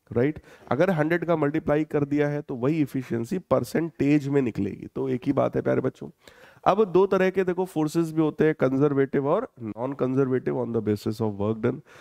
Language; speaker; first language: Hindi; native; Hindi